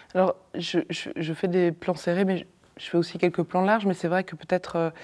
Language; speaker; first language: French; native; French